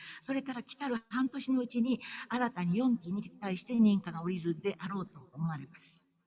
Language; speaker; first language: Japanese; native; Japanese